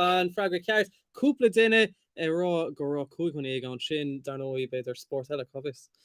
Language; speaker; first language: Irish; non-native, local second language; English